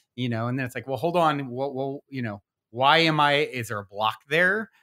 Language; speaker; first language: English; native; English